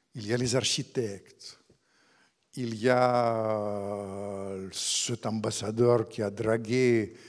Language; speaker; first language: French; non-native, fluent; Ukrainian